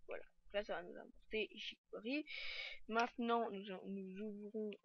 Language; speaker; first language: French; native; French